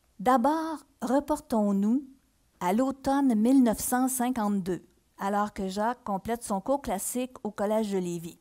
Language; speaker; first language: French; native; French